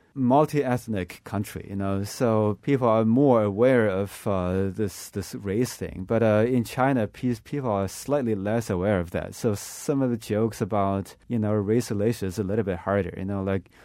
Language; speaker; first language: English; non-native, fluent; Chinese